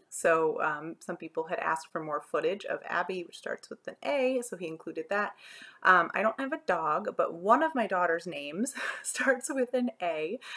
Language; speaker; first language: English; native; English